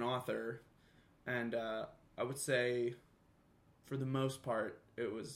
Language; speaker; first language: English; native; English